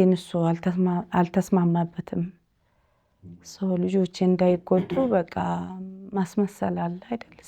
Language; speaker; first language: Amharic; early bilingual, heritage; Amharic